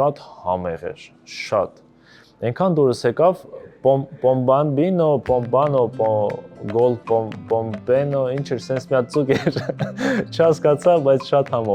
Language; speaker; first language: Armenian; early bilingual, heritage; Russian